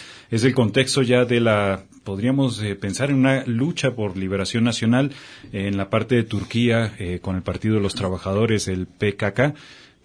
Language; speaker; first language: Spanish; native; Spanish